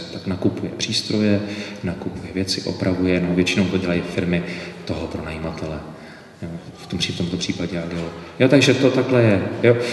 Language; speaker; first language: Czech; native; Czech